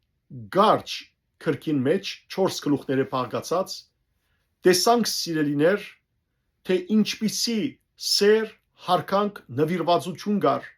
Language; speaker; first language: Armenian; native; Armenian